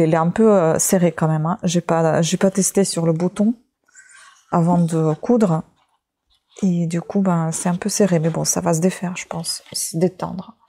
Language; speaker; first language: French; native; French